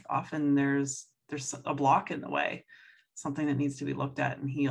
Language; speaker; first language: English; native; English